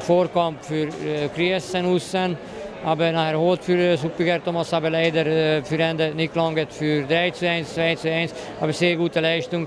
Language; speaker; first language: German; non-native, learner; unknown